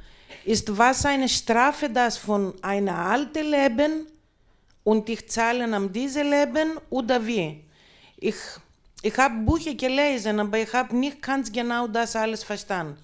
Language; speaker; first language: German; non-native, learner; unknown